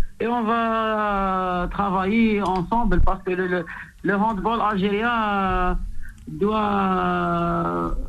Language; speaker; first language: French; non-native, local second language; Arabic